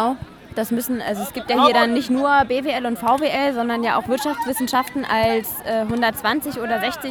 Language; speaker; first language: German; native; German